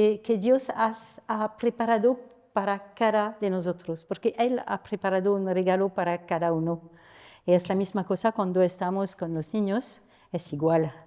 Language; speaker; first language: Spanish; non-native, learner; French